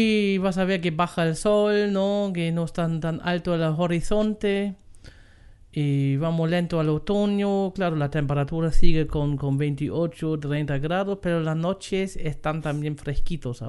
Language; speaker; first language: Spanish; non-native, fluent; German